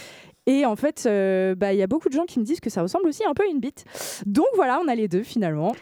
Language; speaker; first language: French; native; French